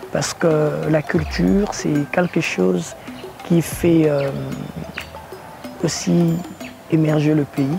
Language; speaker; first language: French; non-native, local second language; Lingala